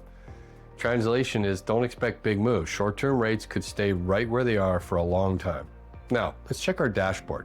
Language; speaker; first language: English; native; English